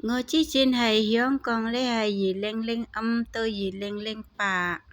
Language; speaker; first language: Cantonese; non-native, learner; Indonesian